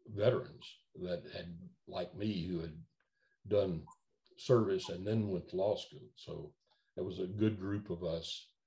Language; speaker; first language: English; native; English